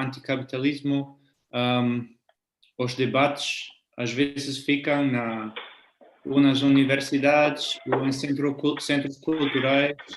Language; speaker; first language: Portuguese; non-native, fluent; German